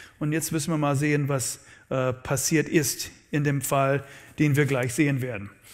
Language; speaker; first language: German; non-native, fluent; English